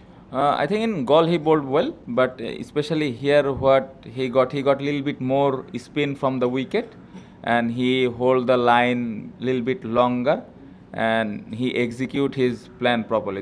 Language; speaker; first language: English; non-native, local second language; Bangla